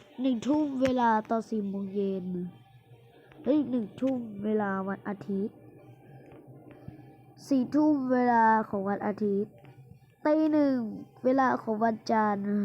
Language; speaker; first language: Thai; native; Thai